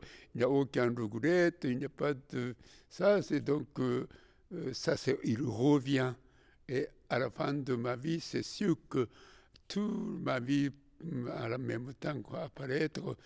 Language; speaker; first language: French; non-native, fluent; Japanese